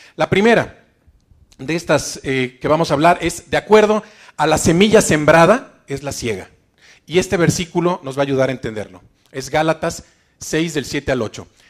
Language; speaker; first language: Spanish; native; Spanish